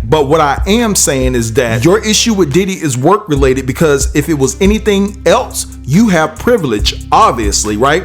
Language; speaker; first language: English; native; English